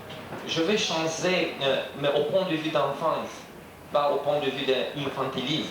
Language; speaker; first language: French; non-native, fluent; Romanian